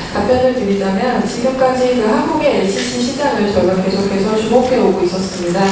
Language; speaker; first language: Korean; native; Korean